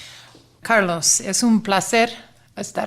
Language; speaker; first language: Spanish; non-native, fluent; English